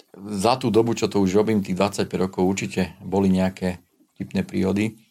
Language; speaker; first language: Slovak; non-native, local second language; Hungarian